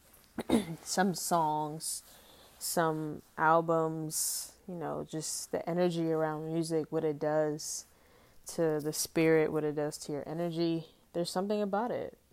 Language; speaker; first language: English; native; English